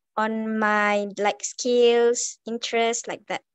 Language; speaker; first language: English; non-native, fluent; Spanish